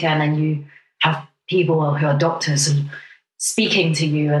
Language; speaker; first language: English; non-native, local second language; Cantonese